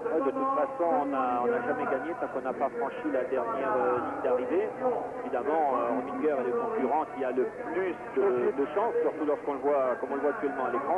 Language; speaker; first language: French; native; French